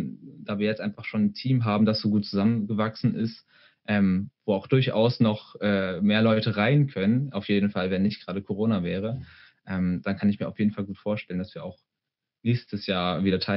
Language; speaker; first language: German; native; German